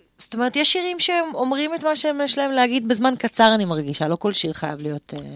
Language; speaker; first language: Hebrew; native; Hebrew